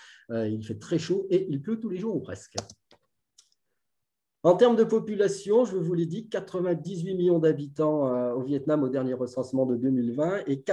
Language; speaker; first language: French; native; French